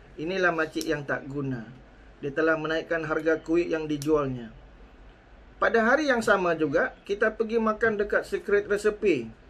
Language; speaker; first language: Malay; native; Malay